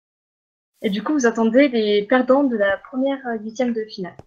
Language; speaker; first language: French; native; French